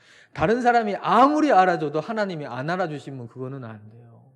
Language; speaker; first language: Korean; native; Korean